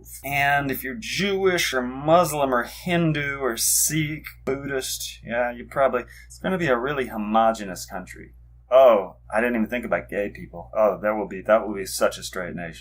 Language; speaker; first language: English; native; English